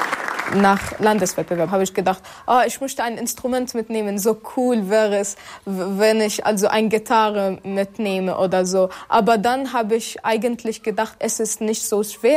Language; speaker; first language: German; non-native, fluent; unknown